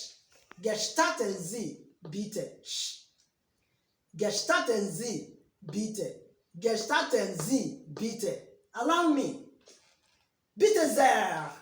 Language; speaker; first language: German; non-native, learner; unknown